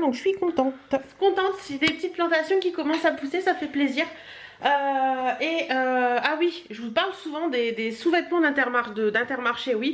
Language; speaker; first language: French; native; French